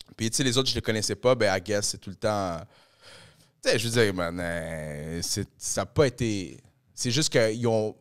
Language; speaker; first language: French; early bilingual, other home language; Spanish